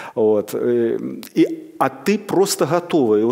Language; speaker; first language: Russian; non-native, local second language; Belarusian